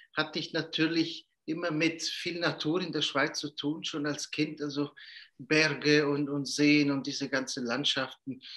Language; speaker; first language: German; non-native, local second language; Italian